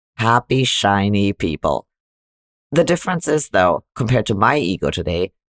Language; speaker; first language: English; non-native, fluent; German